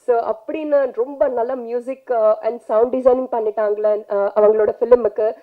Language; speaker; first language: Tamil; non-native, fluent; Telugu